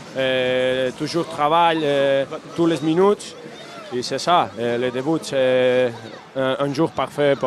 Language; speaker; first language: French; non-native, learner; Spanish